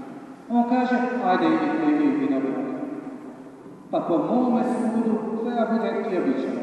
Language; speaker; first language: Serbian; native; Serbian